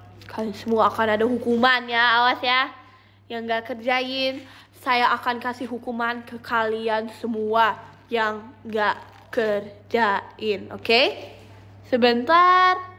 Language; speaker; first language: Indonesian; native; Indonesian